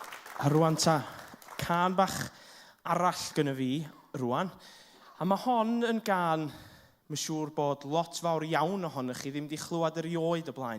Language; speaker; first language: Welsh; native; Welsh